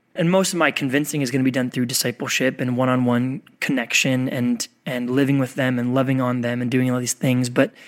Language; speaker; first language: English; native; English